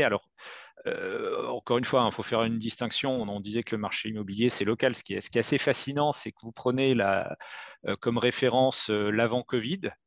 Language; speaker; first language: French; native; French